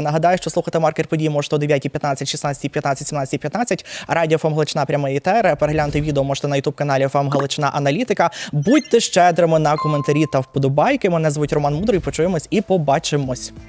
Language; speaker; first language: Ukrainian; native; Ukrainian